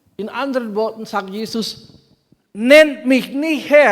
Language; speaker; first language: German; non-native, fluent; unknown